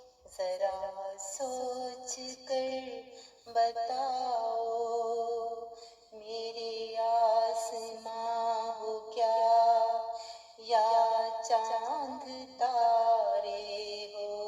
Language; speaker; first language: Urdu; native; Urdu